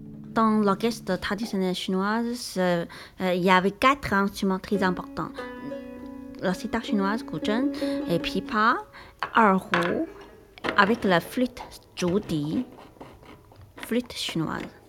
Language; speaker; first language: French; non-native, learner; Chinese